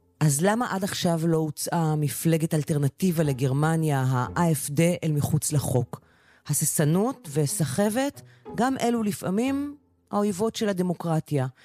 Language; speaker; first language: Hebrew; native; Hebrew